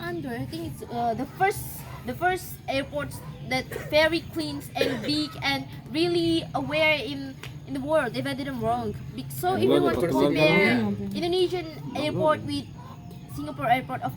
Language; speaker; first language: English; non-native, learner; Indonesian